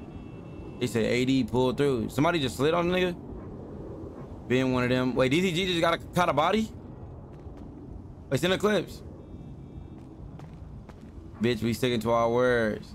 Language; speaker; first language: English; native; English